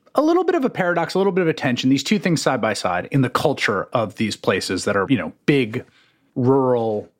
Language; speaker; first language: English; native; English